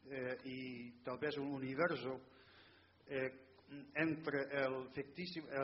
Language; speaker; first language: Spanish; non-native, fluent; Dutch